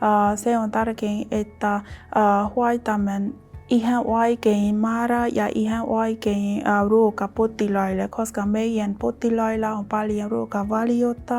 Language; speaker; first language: Finnish; non-native, learner; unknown